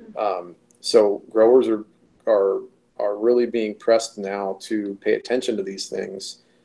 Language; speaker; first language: English; native; English